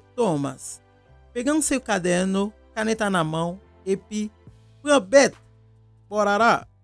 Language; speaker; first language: Portuguese; non-native, local second language; Haitian Creole